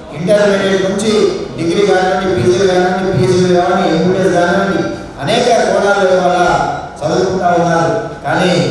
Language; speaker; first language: Telugu; non-native, local second language; Lambadi